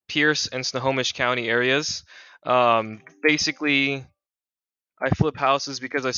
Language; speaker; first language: English; native; English